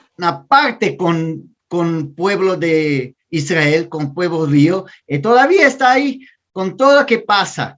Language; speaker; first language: Spanish; non-native, learner; Portuguese